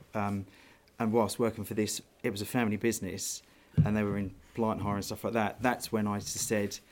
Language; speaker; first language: English; native; English